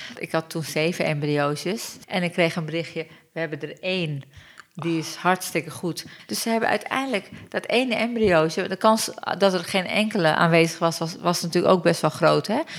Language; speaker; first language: Dutch; early bilingual, other home language; Turkish